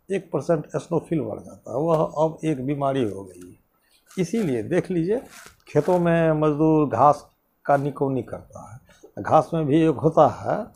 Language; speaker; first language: Hindi; native; Hindi